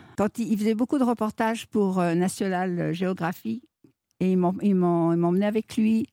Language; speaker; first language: French; native; French